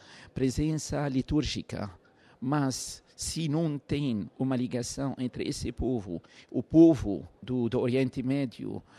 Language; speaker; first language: Portuguese; non-native, fluent; Arabic